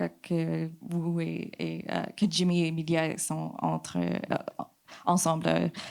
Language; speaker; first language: French; non-native, fluent; English